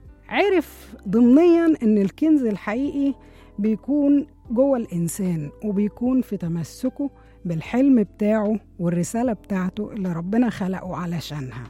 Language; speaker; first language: Arabic; native; Arabic